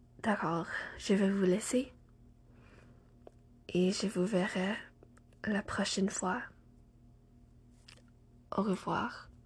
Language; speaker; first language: French; non-native, learner; English